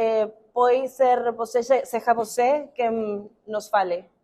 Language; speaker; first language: Portuguese; non-native, learner; Spanish